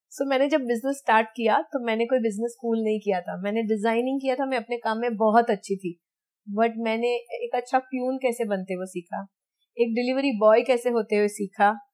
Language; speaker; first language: Hindi; non-native, local second language; Gujarati